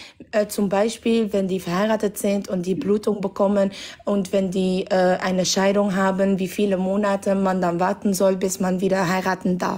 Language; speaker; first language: German; non-native, fluent; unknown